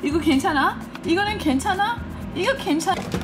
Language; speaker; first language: Korean; non-native, learner; English